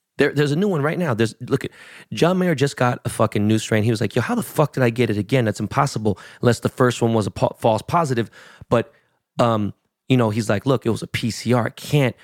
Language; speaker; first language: English; native; English